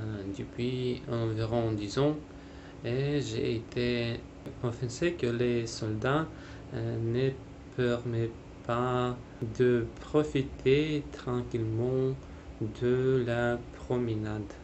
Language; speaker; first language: French; non-native, learner; Russian